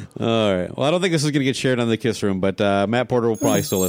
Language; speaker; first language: English; native; English